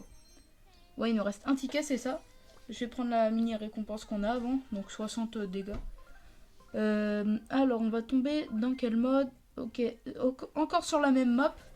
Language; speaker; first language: French; native; French